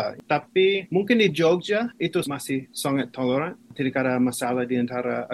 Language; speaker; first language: Indonesian; non-native, fluent; English